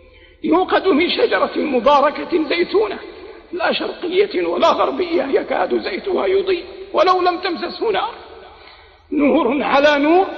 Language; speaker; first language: Arabic; native; Arabic